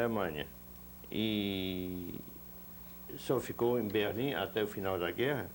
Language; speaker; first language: Portuguese; non-native, fluent; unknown